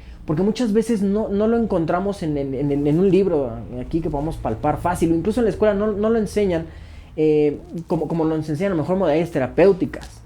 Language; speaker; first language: Spanish; native; Spanish